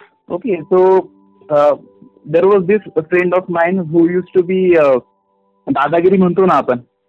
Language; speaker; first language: English; non-native, local second language; Marathi